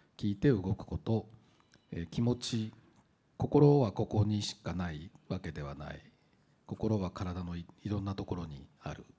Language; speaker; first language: Japanese; native; Japanese